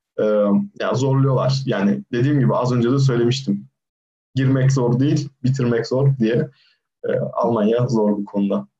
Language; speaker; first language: Turkish; native; Turkish